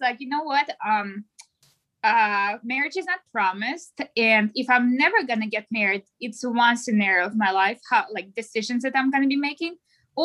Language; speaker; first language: English; non-native, fluent; Russian